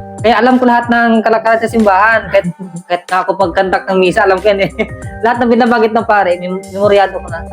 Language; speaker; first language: Filipino; non-native, local second language; Cebuano